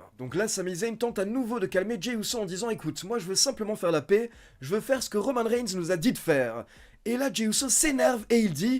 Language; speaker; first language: French; native; French